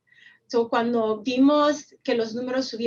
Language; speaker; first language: Spanish; early bilingual, heritage; Spanish